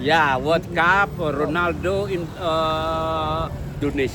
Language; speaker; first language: English; non-native, learner; Indonesian